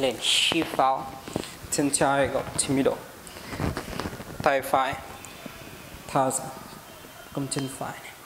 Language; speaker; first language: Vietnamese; non-native, learner; Hindi